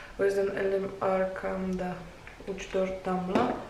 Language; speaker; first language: Turkish; non-native, fluent; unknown